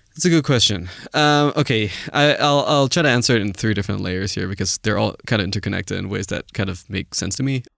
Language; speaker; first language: English; non-native, local second language; Chinese